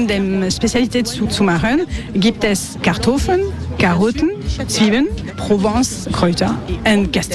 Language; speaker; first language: German; non-native, learner; French